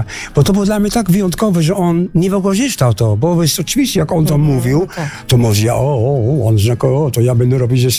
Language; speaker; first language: Polish; non-native, learner; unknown